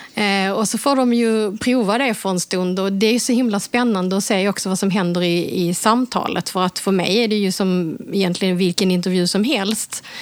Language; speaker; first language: Swedish; native; Swedish